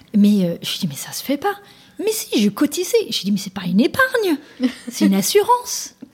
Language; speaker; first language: French; non-native, fluent; Danish